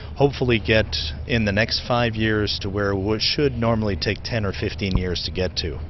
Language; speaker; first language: English; native; English